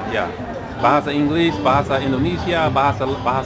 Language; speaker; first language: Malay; non-native, learner; English